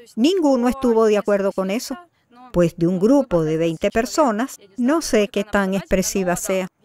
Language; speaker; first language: Spanish; non-native, fluent; Russian